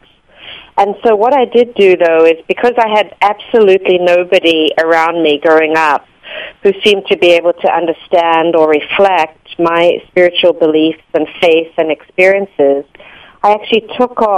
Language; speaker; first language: English; native; English